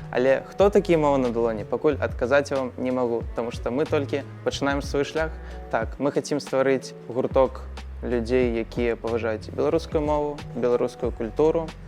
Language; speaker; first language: Belarusian; non-native, local second language; Russian